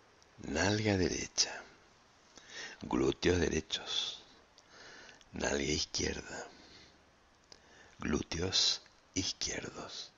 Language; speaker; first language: Spanish; native; Spanish